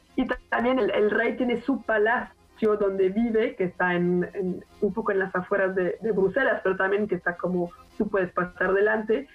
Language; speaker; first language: Spanish; non-native, fluent; French